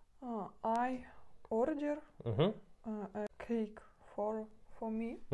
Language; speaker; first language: English; non-native, learner; Russian